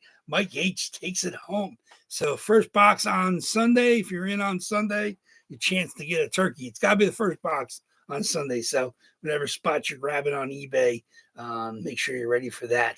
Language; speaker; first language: English; native; English